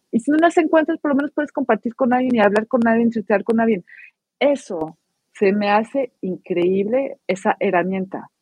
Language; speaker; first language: Spanish; non-native, fluent; French